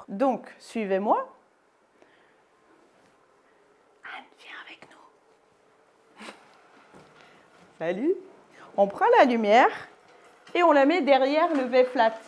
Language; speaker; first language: French; native; French